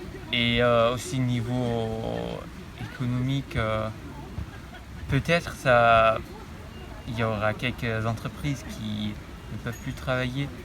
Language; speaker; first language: French; non-native, fluent; German